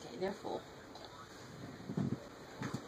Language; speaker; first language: English; native; English